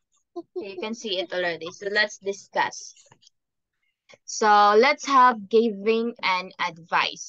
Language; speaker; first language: English; non-native, fluent; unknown